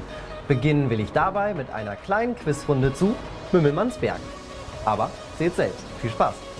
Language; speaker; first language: German; native; German